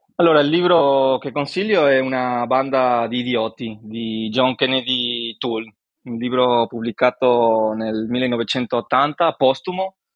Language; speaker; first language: Italian; non-native, fluent; Spanish